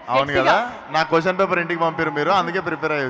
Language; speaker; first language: Telugu; native; Telugu